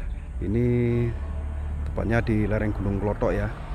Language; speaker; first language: Indonesian; native; Indonesian